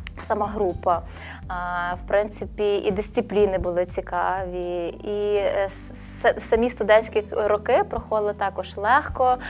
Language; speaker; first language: Ukrainian; native; Ukrainian